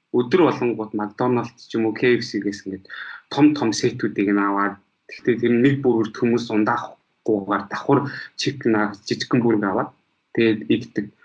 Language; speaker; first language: Mongolian; early bilingual, heritage; Mongolian